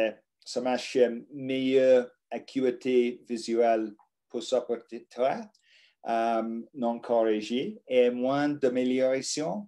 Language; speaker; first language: French; non-native, learner; English